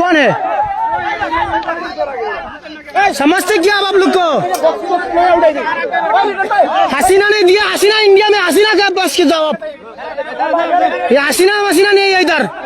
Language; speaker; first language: Hindi; non-native, learner; Bangla